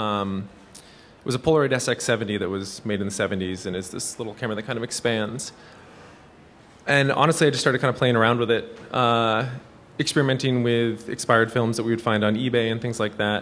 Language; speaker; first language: English; native; English